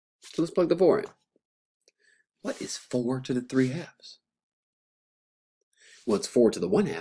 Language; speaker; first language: English; native; English